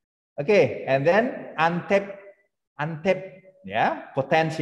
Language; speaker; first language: English; non-native, fluent; Indonesian